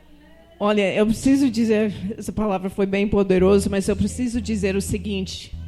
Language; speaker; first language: Portuguese; non-native, fluent; English